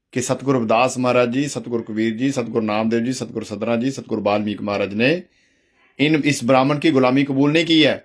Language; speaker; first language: Hindi; non-native, local second language; Punjabi